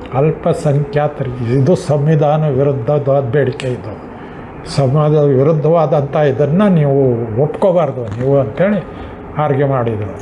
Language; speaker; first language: Kannada; non-native, local second language; Marathi